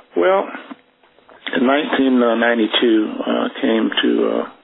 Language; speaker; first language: English; native; English